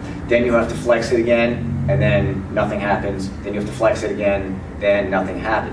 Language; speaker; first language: English; native; English